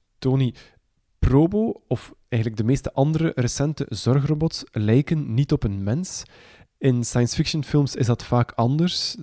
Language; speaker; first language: Dutch; native; Dutch